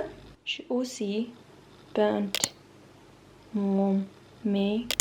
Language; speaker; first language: French; non-native, learner; Norwegian